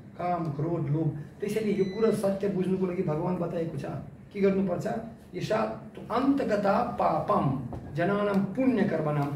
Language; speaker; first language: Nepali; non-native, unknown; Russian